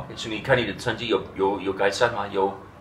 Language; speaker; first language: Chinese; non-native, fluent; English